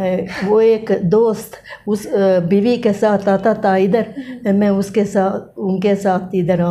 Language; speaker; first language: Hindi; non-native, learner; Bosnian